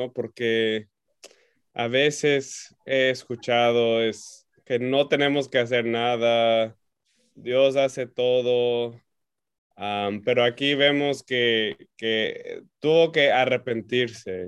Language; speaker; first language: Spanish; non-native, fluent; English